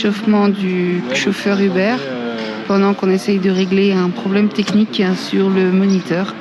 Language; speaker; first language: French; native; French